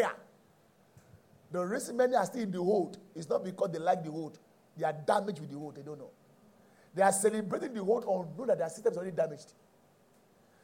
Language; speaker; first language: English; non-native, local second language; Yoruba